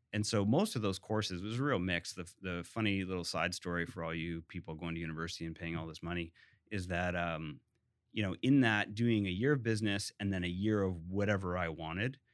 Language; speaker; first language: English; native; English